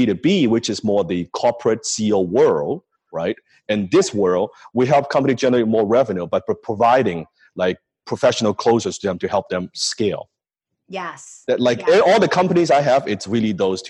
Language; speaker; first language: English; non-native, local second language; Cantonese